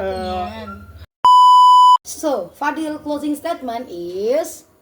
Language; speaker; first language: English; non-native, learner; Indonesian